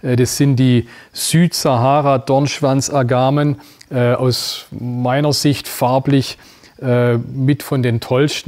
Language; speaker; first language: German; native; German